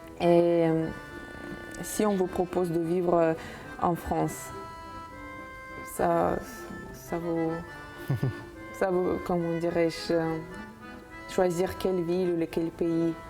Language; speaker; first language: French; non-native, fluent; Uzbek